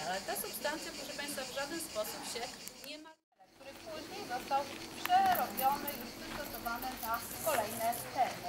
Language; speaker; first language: Polish; native; Polish